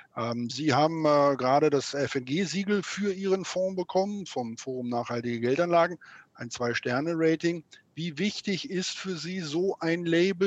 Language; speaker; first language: German; native; German